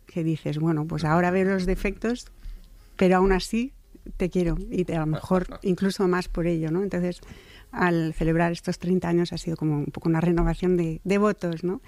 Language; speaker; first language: Spanish; non-native, fluent; French